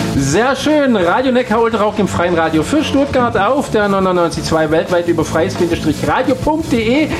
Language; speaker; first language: German; native; German